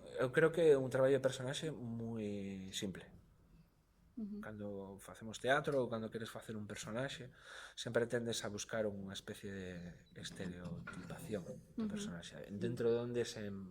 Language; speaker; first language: Galician; native; Galician